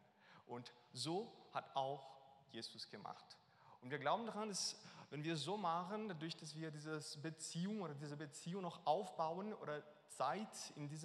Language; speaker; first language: German; non-native, learner; Portuguese